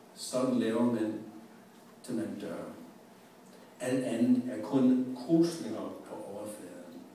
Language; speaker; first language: Danish; non-native, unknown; English